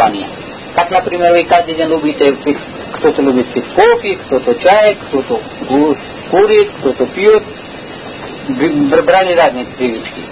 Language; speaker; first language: Russian; non-native, learner; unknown